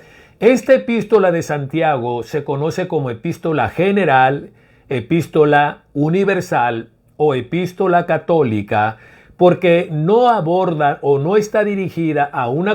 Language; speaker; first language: Spanish; native; Spanish